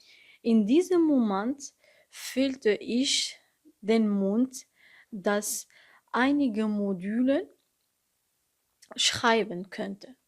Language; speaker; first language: German; non-native, learner; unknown